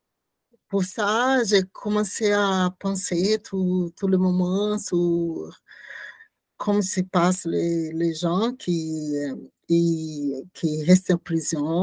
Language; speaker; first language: French; non-native, learner; Portuguese